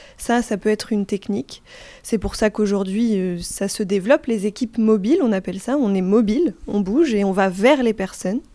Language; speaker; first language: French; native; French